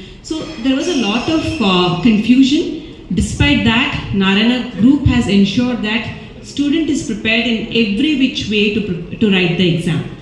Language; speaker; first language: English; non-native, local second language; Telugu